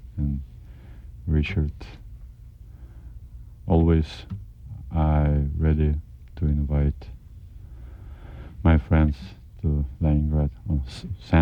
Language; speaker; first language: English; non-native, learner; Russian